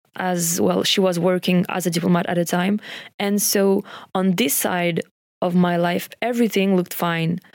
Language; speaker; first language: English; non-native, fluent; French